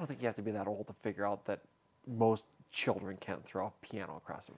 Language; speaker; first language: English; native; English